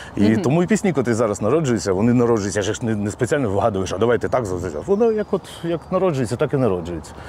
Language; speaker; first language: Ukrainian; non-native, local second language; Russian